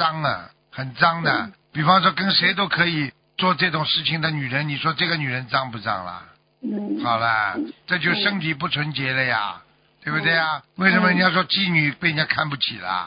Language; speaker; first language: Chinese; native; Chinese